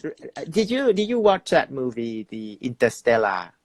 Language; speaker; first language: English; non-native, fluent; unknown